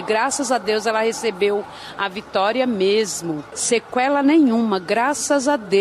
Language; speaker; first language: Portuguese; native; Portuguese